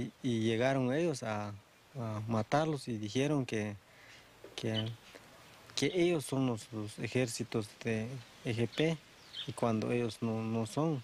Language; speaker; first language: Spanish; non-native, local second language; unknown